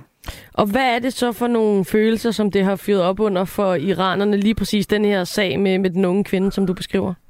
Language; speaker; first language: Danish; native; Danish